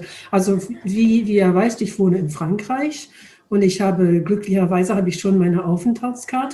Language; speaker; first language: German; non-native, fluent; English